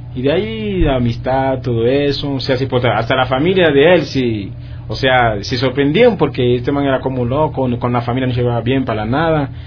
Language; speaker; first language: Spanish; non-native, fluent; Haitian Creole